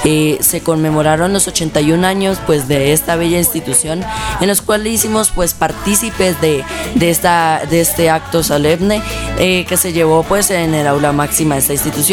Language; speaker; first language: Spanish; native; Spanish